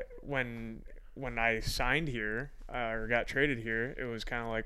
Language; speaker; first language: English; native; English